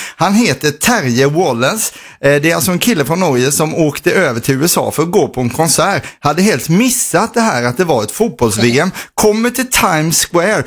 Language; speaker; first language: Swedish; native; Swedish